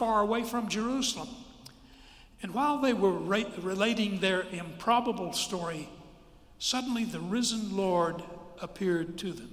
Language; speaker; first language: English; native; English